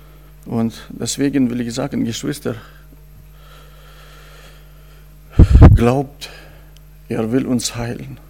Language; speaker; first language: German; non-native, fluent; Russian